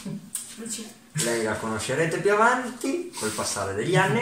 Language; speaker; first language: Italian; early bilingual, other home language; Ukrainian